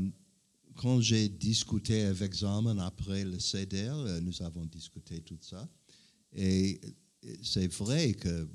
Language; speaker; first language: French; non-native, learner; English